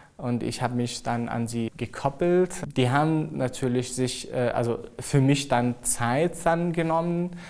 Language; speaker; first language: German; non-native, fluent; Arabic